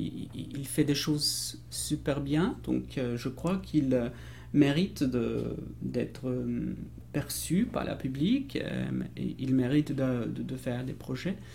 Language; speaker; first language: French; non-native, fluent; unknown